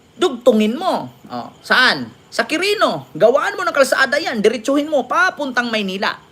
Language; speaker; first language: Filipino; native; Filipino